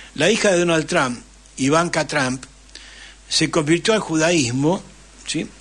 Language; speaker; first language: Spanish; native; Spanish